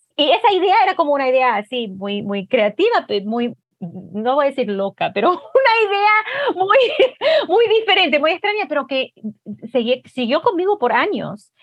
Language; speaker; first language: Spanish; early bilingual, heritage; Spanish